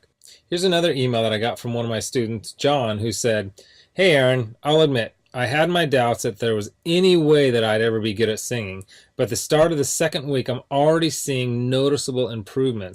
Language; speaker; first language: English; native; English